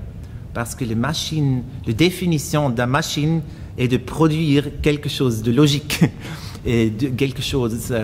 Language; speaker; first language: French; non-native, fluent; German